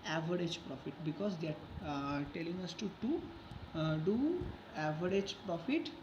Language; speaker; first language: English; non-native, local second language; Bangla